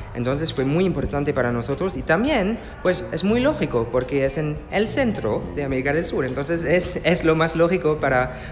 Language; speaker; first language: Spanish; non-native, learner; French